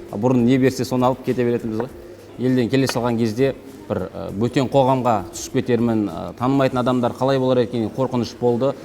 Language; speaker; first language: Kazakh; early bilingual, heritage; Kazakh